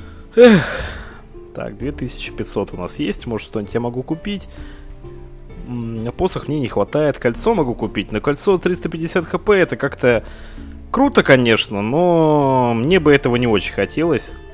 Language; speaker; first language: Russian; native; Russian